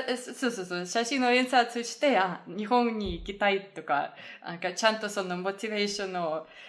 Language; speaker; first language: Japanese; non-native, fluent; Russian